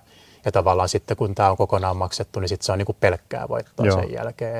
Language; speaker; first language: Finnish; native; Finnish